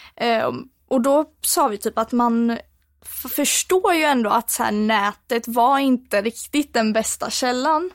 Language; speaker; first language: Swedish; early bilingual, other home language; Romanian